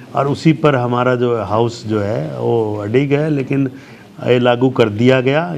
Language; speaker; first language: Hindi; native; Hindi